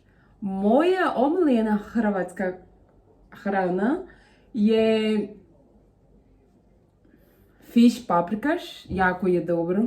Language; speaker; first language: Bosnian; non-native, learner; Portuguese